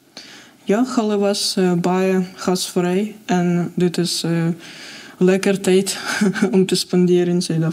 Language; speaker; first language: Dutch; non-native, learner; Russian